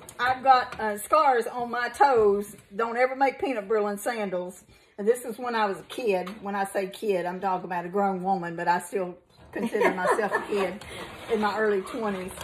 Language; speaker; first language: English; native; English